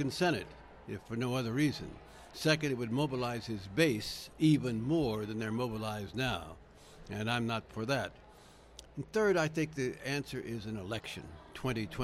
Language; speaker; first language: English; native; English